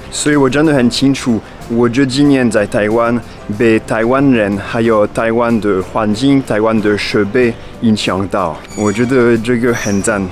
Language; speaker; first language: Chinese; non-native, fluent; French